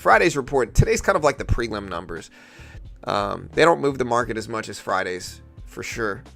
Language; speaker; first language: English; native; English